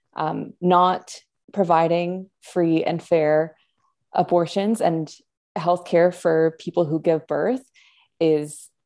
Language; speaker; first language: English; non-native, fluent; Spanish